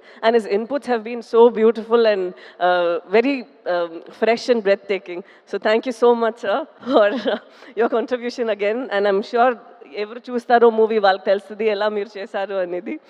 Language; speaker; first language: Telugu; non-native, local second language; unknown